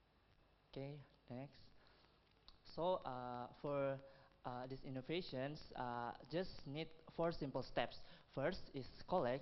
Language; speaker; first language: English; non-native, learner; Indonesian